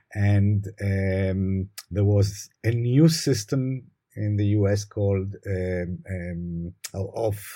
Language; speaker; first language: English; non-native, fluent; Hebrew